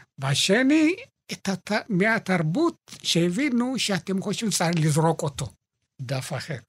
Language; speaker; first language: Hebrew; non-native, fluent; Amharic